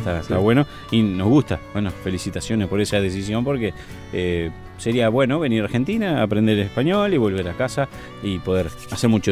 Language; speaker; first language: Spanish; native; Spanish